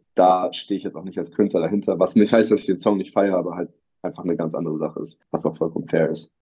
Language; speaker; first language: German; native; German